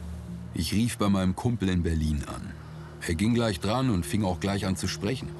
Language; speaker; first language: German; native; German